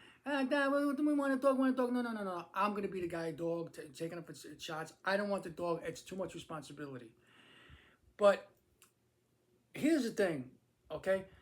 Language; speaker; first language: English; native; English